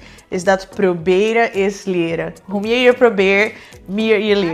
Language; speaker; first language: Dutch; non-native, fluent; Portuguese